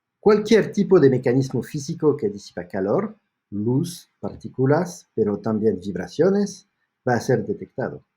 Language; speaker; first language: Spanish; non-native, fluent; French